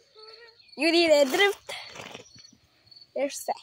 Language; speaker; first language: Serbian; early bilingual, heritage; Croatian